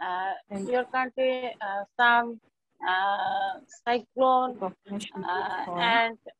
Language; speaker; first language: English; non-native, learner; Bangla